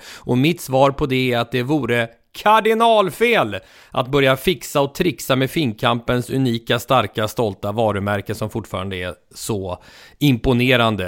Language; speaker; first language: Swedish; native; Swedish